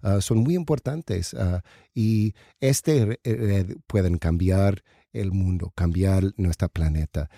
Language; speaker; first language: Spanish; non-native, learner; English